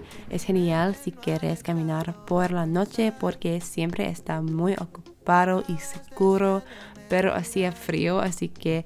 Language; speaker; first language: Spanish; non-native, learner; English